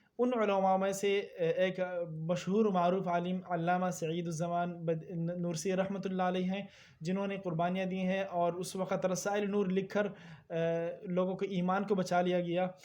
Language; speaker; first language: Urdu; native; Urdu